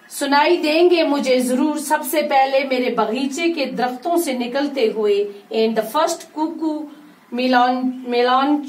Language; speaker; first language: Urdu; non-native, local second language; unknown